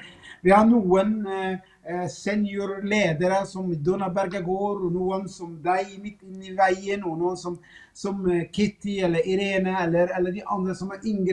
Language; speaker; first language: Swedish; non-native, fluent; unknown